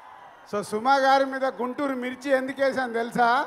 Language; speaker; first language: Telugu; native; Telugu